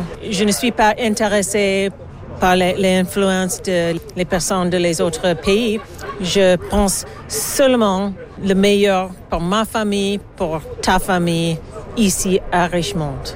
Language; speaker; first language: French; non-native, learner; English